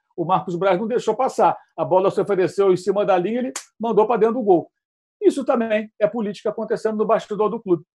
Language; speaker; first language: Portuguese; native; Portuguese